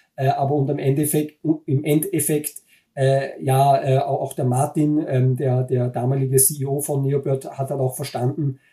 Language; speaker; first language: German; native; German